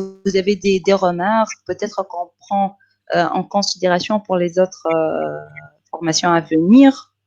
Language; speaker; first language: French; non-native, local second language; Arabic